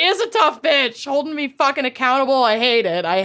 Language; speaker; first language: English; native; English